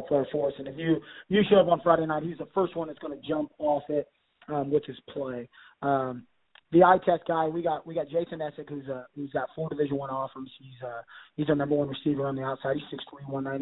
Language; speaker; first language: English; native; English